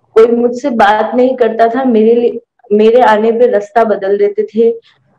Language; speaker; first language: Hindi; native; Hindi